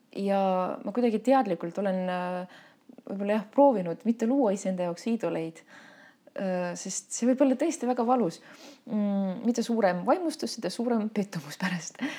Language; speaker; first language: Estonian; non-native, local second language; Russian